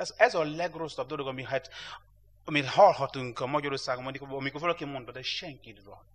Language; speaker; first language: Hungarian; non-native, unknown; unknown